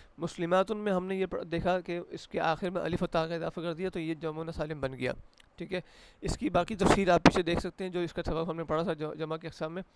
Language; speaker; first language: Urdu; native; Urdu